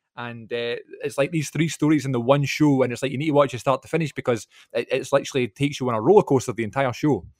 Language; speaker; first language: English; native; English